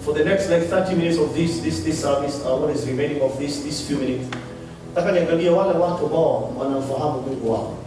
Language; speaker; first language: English; non-native, local second language; Swahili